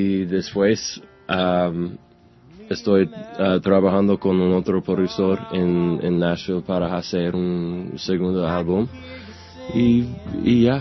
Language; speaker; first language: Spanish; non-native, learner; English